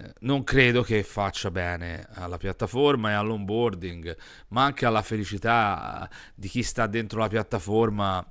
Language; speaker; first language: Italian; native; Italian